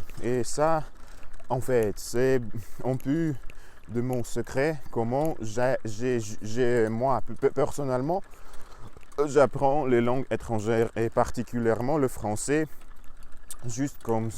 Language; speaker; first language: French; non-native, learner; Russian